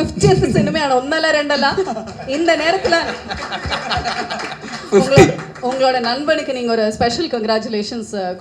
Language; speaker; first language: Tamil; native; Tamil